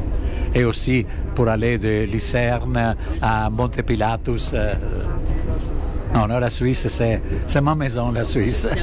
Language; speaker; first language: French; non-native, learner; Italian